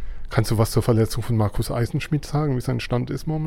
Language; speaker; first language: German; native; German